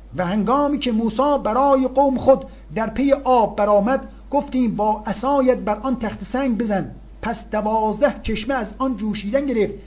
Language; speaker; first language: Persian; native; Persian